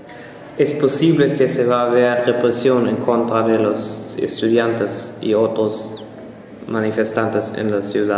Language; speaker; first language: Spanish; non-native, fluent; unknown